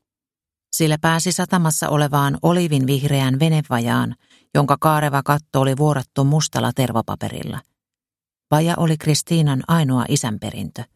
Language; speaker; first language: Finnish; native; Finnish